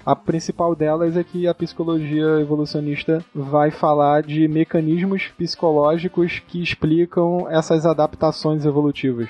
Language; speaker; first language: Portuguese; native; Portuguese